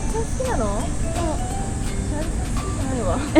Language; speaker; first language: Japanese; non-native, fluent; Filipino